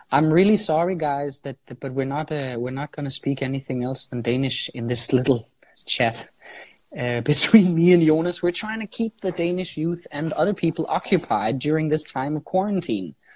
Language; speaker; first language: English; non-native, fluent; Danish